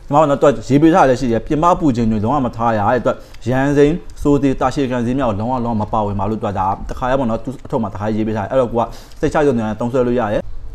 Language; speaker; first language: Burmese; native; Burmese